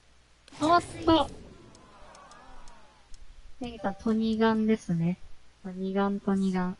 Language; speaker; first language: Japanese; native; Japanese